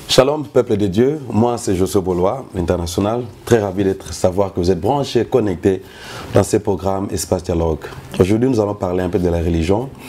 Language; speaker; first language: French; non-native, local second language; Lingala